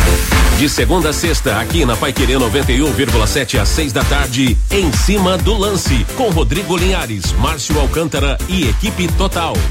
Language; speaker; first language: Portuguese; native; Portuguese